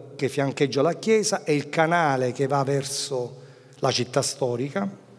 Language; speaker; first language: Italian; native; Italian